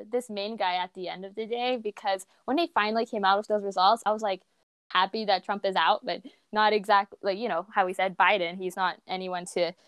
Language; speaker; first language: English; native; English